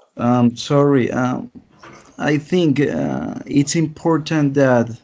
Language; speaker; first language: English; non-native, learner; Spanish